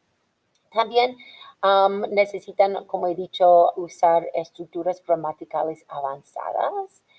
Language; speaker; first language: Spanish; non-native, fluent; English